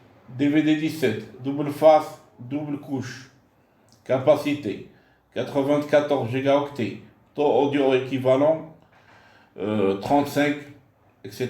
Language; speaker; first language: French; non-native, local second language; Arabic